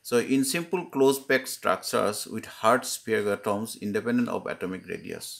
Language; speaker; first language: English; non-native, local second language; Assamese